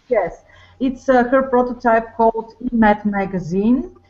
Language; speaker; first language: English; non-native, fluent; Bulgarian